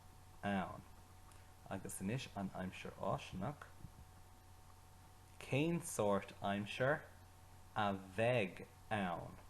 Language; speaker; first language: Irish; non-native, local second language; English